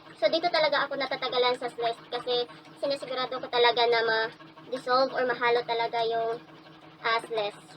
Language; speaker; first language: Filipino; non-native, local second language; Cebuano